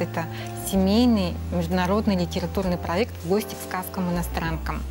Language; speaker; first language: Russian; native; Russian